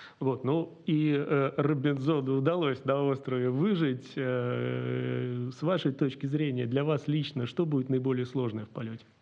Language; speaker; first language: Russian; native; Russian